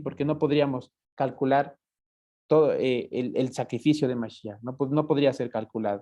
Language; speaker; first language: Spanish; native; Spanish